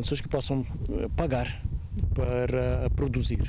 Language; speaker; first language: Portuguese; non-native, local second language; Kabuverdianu